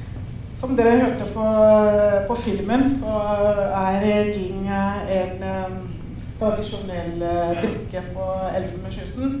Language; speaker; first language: Norwegian; non-native, fluent; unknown